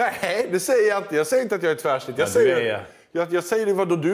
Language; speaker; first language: Swedish; native; Swedish